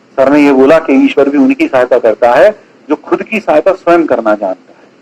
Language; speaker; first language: Hindi; native; Hindi